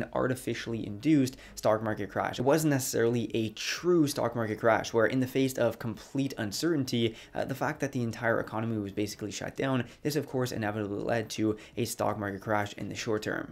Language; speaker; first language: English; native; English